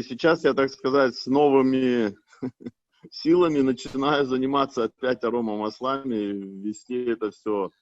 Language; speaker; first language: Russian; native; Russian